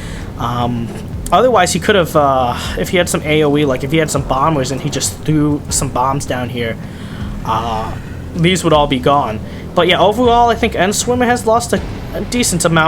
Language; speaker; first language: English; native; English